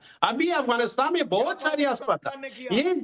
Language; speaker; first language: Hindi; non-native, fluent; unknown